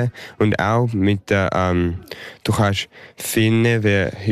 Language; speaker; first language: German; early bilingual, heritage; English